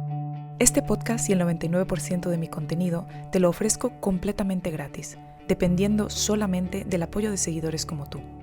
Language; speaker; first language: Spanish; native; Spanish